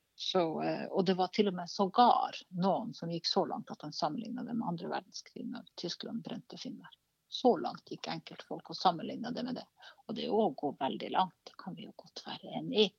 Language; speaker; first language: Norwegian; native; Norwegian